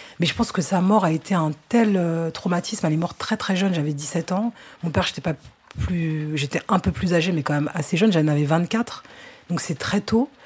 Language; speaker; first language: French; native; French